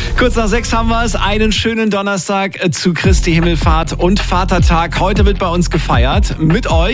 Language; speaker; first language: German; native; German